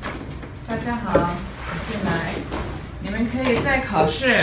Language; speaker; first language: Chinese; non-native, learner; English